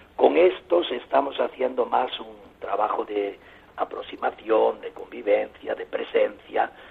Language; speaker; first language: Spanish; native; Spanish